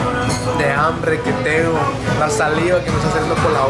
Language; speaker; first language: Spanish; early bilingual, heritage; Spanish